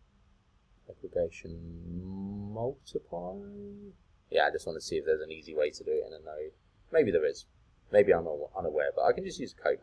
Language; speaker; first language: English; native; English